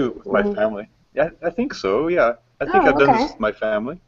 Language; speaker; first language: English; native; English